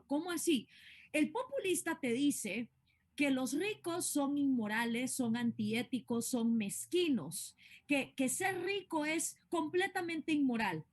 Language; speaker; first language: Spanish; native; Spanish